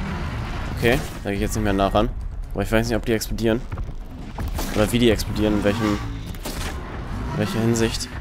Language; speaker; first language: German; native; German